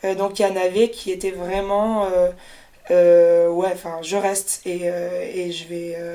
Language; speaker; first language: French; native; French